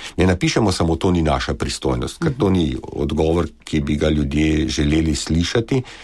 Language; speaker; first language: Slovenian; native; Slovenian